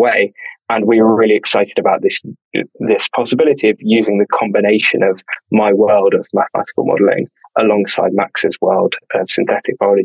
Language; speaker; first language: English; native; English